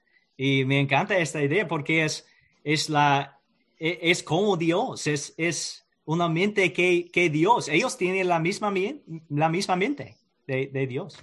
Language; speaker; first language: Spanish; non-native, learner; English